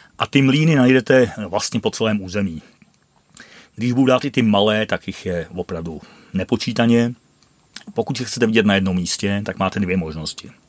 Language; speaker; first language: Czech; non-native, fluent; Dutch